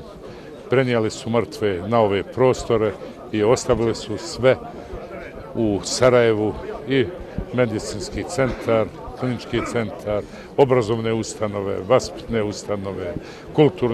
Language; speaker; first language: Serbian; native; Serbian